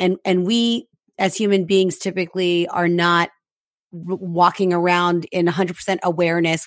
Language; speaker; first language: English; early bilingual, other home language; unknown